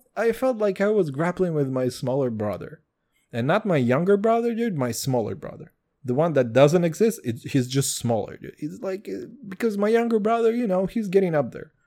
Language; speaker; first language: English; non-native, fluent; Kazakh